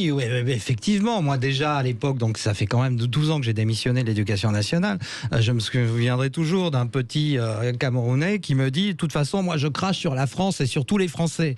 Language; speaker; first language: French; native; French